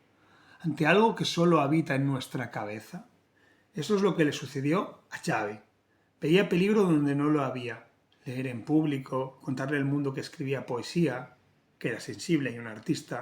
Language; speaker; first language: Spanish; native; Spanish